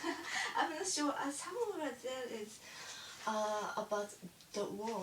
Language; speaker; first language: English; non-native, learner; Japanese